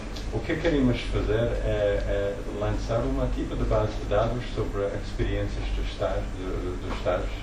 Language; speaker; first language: Portuguese; non-native, fluent; English